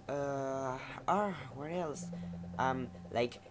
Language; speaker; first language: English; non-native, fluent; Spanish